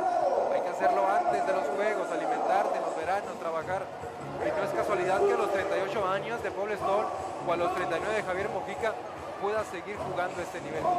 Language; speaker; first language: Spanish; native; Spanish